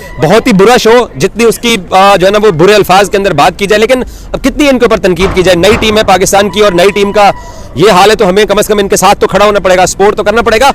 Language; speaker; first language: Urdu; non-native, local second language; Punjabi